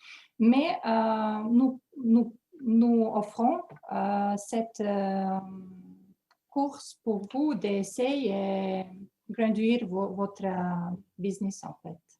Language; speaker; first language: French; non-native, learner; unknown